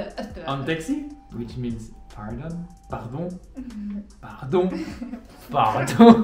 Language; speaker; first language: French; native; French